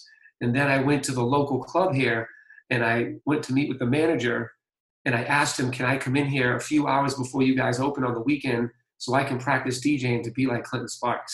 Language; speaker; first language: English; native; English